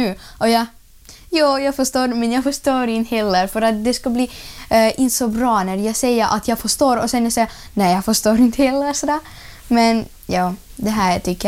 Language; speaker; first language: Swedish; early bilingual, other home language; Ukrainian